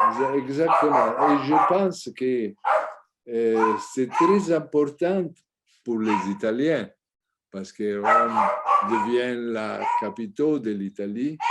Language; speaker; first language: French; non-native, learner; Italian